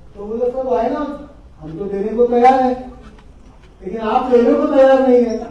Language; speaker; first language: Hindi; non-native, local second language; Marathi